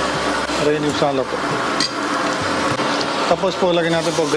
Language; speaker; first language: Filipino; non-native, learner; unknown